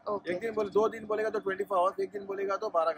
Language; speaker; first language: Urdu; non-native, local second language; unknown